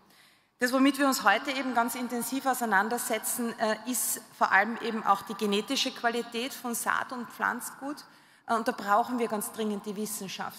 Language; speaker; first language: German; native; German